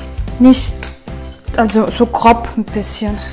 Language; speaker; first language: German; non-native, fluent; Italian